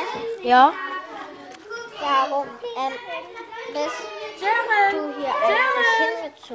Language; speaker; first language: German; early bilingual, other home language; French